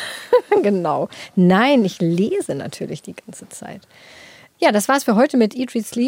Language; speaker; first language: German; native; German